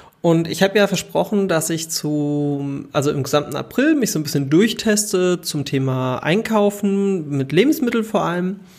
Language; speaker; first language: German; native; German